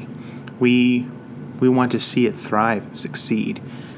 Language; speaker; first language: English; native; English